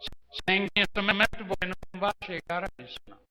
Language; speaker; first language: Portuguese; non-native, fluent; English